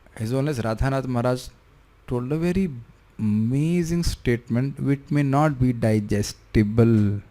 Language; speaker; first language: English; non-native, local second language; Hindi